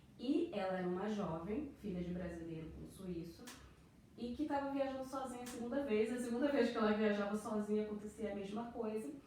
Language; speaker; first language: Portuguese; native; Portuguese